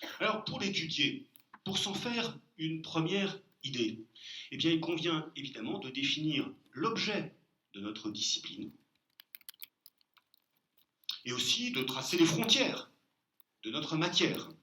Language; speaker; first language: French; native; French